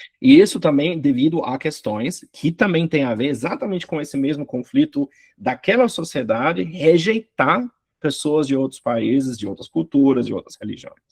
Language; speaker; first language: Portuguese; non-native, fluent; German